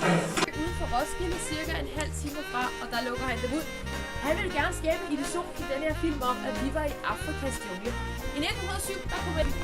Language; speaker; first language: Danish; native; Danish